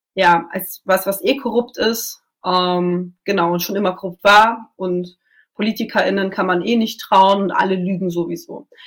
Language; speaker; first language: German; non-native, local second language; Russian